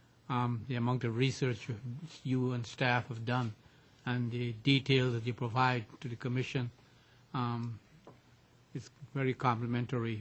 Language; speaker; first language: English; native; English